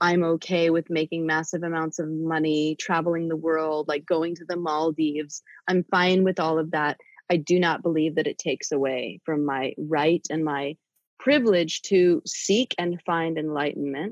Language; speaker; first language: English; native; English